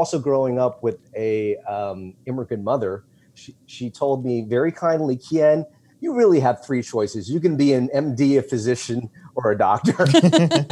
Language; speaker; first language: English; native; English